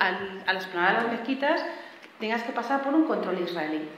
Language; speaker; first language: Spanish; native; Spanish